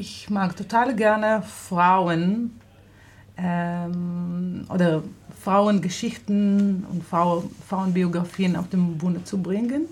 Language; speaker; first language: German; non-native, fluent; Hebrew